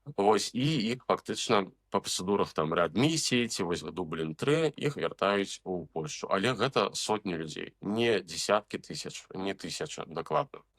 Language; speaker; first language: Belarusian; native; Belarusian